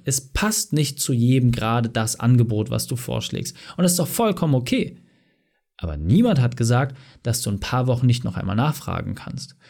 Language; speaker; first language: German; native; German